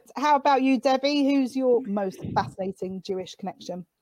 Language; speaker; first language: English; native; English